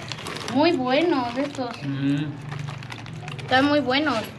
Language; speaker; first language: Spanish; native; Spanish